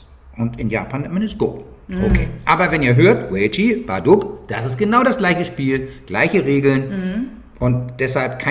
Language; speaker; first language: German; native; German